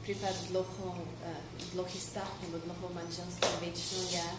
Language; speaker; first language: Czech; non-native, fluent; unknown